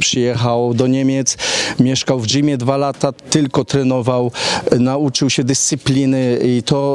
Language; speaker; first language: Polish; early bilingual, heritage; Polish